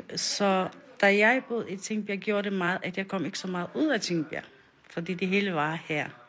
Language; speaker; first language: Danish; non-native, local second language; Faroese